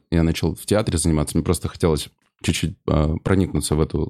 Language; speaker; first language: Russian; native; Russian